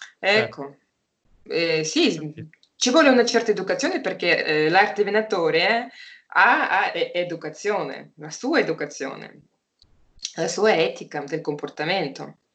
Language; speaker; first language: Italian; non-native, fluent; Russian